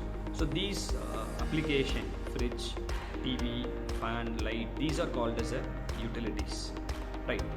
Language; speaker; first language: English; non-native, local second language; Tamil